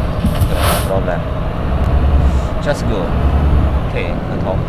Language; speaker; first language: English; non-native, learner; Khmer